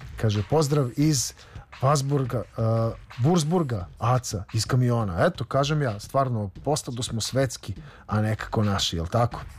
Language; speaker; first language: Serbian; native; Serbian